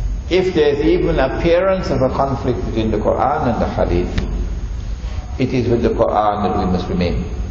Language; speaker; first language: English; native; English